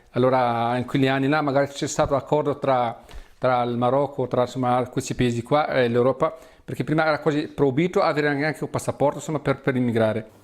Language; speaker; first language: Italian; non-native, fluent; Arabic